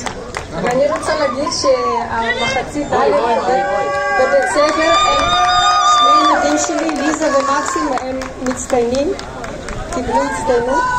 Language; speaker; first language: Hebrew; non-native, fluent; Russian